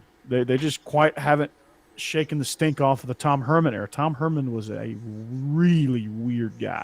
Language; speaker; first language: English; native; English